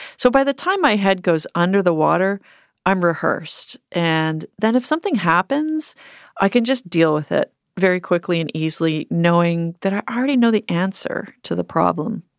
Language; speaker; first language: English; native; English